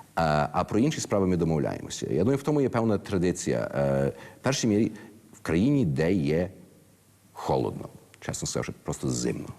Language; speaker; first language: Ukrainian; early bilingual, heritage; Ukrainian